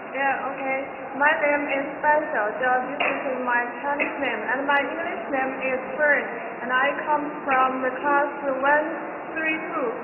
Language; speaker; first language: English; non-native, learner; Chinese